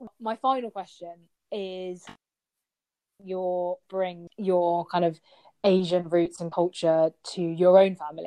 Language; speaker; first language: English; native; English